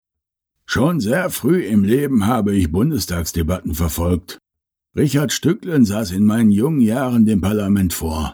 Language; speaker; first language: German; native; German